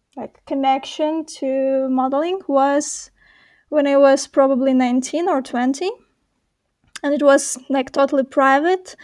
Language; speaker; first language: English; non-native, fluent; Russian